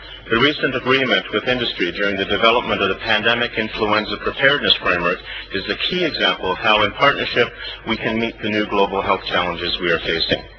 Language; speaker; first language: English; native; English